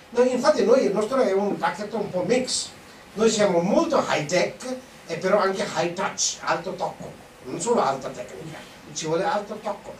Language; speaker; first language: Italian; non-native, fluent; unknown